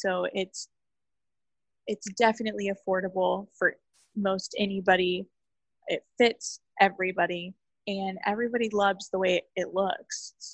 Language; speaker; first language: English; native; English